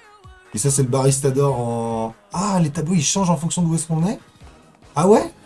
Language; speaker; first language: French; native; French